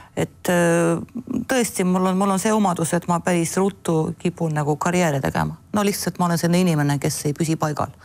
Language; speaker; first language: Estonian; native; Estonian